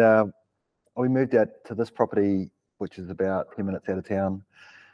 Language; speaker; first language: English; native; English